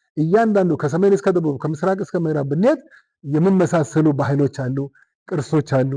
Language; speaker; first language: Amharic; non-native, local second language; Wolaytta